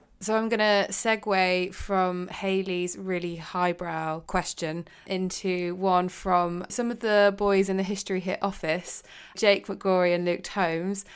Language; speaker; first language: English; native; English